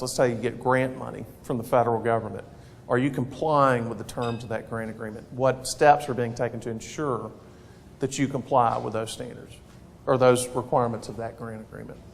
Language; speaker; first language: English; native; English